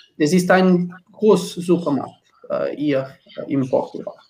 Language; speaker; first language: German; non-native, learner; Portuguese